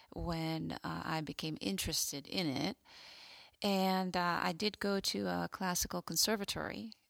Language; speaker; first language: English; non-native, fluent; Hungarian